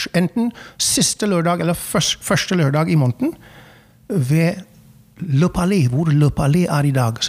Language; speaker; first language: Norwegian; non-native, fluent; English